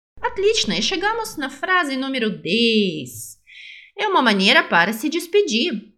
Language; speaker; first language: Portuguese; non-native, fluent; Russian